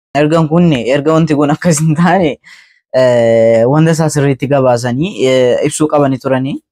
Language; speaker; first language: Oromo; native; Oromo